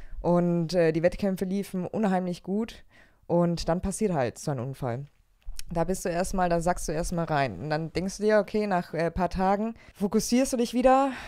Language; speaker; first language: German; native; German